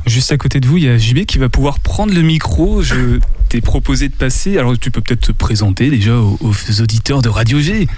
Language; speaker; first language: French; native; French